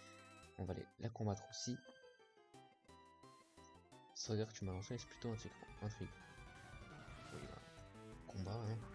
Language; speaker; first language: French; native; French